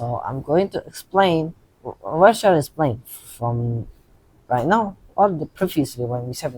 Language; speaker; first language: English; non-native, learner; Indonesian